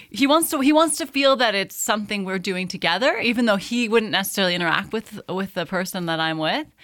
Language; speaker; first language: English; native; English